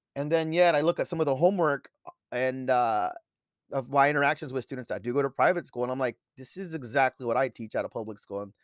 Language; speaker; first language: English; native; English